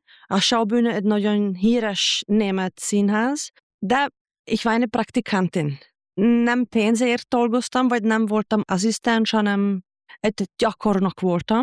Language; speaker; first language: Hungarian; non-native, fluent; German